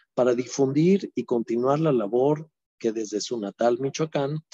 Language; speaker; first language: Spanish; native; Spanish